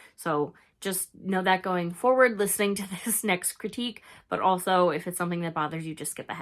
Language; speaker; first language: English; native; English